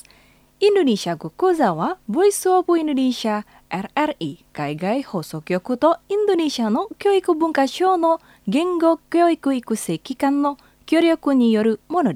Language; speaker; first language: Japanese; non-native, fluent; Indonesian